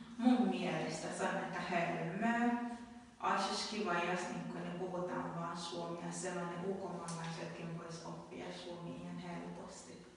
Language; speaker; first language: Finnish; early bilingual, other home language; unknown